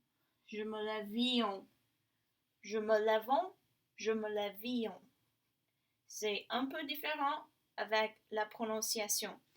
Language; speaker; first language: French; non-native, fluent; English